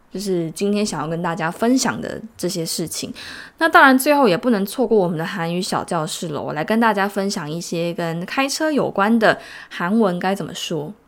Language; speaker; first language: Chinese; native; Chinese